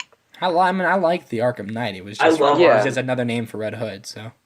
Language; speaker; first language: English; native; English